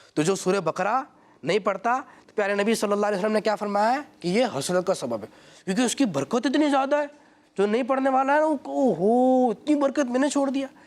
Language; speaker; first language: Urdu; native; Urdu